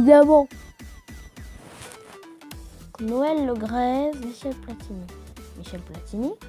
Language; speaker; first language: French; native; French